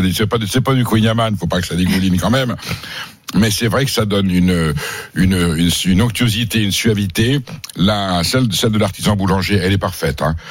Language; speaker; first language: French; native; French